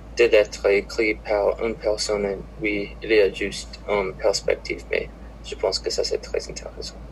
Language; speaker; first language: French; non-native, learner; English